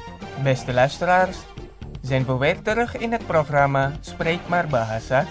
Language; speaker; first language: Dutch; non-native, learner; Indonesian